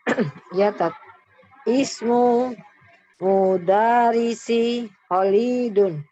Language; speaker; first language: Arabic; non-native, learner; Indonesian